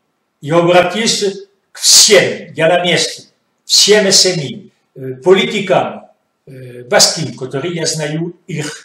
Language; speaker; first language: Russian; non-native, fluent; French